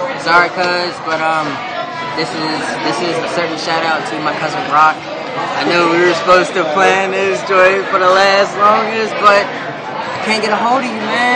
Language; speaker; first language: English; native; English